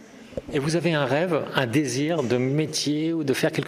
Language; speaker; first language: French; non-native, learner; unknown